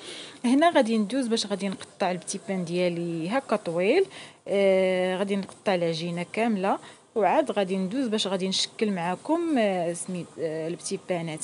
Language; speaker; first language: Arabic; native; Arabic